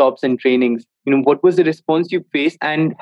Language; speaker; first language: English; non-native, local second language; Hindi